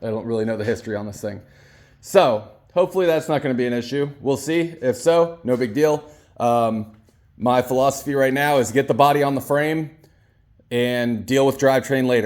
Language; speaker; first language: English; native; English